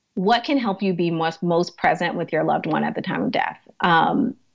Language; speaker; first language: English; native; English